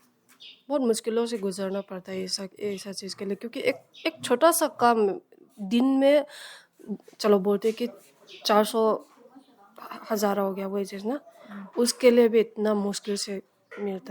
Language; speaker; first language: Hindi; non-native, local second language; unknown